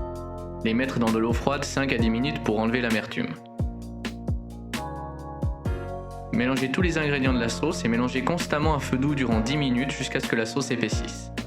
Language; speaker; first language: French; native; French